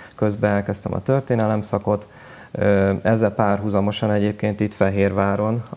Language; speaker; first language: Hungarian; native; Hungarian